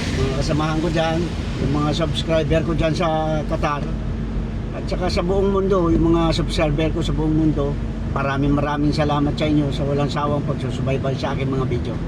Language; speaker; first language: Filipino; non-native, local second language; Iloko